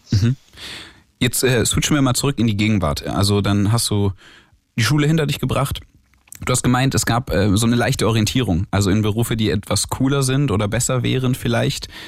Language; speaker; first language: German; native; German